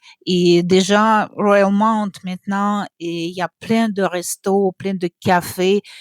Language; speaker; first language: French; non-native, fluent; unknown